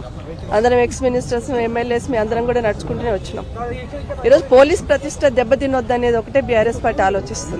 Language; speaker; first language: Telugu; native; Telugu